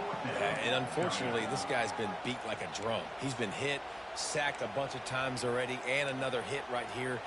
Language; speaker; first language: English; native; English